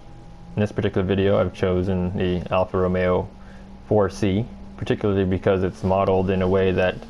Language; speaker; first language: English; native; English